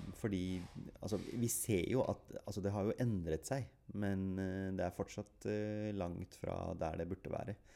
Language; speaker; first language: Norwegian; early bilingual, other home language; Urdu